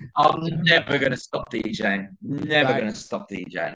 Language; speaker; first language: English; native; English